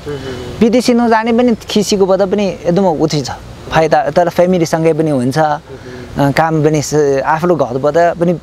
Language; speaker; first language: Nepali; non-native, learner; Chinese